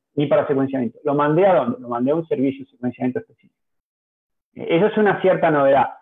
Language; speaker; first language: Spanish; native; Spanish